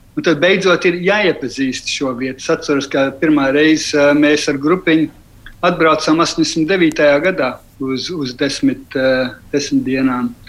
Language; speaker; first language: Latvian; early bilingual, heritage; Latvian